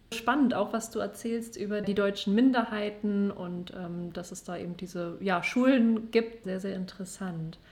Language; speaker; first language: German; native; German